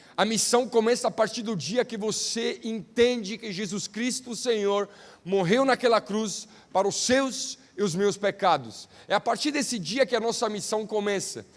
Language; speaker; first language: Portuguese; non-native, fluent; Italian